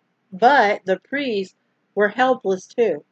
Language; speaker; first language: English; native; English